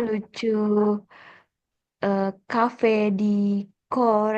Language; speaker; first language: Indonesian; non-native, learner; Korean